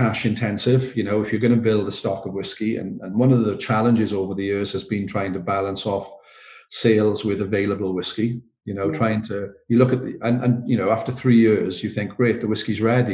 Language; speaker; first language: English; native; English